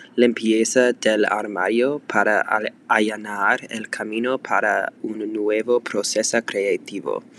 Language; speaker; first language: Spanish; non-native, learner; English